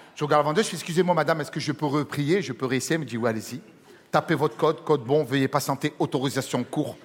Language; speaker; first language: French; native; French